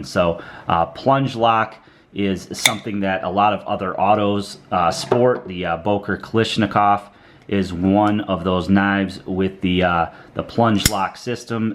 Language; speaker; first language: English; native; English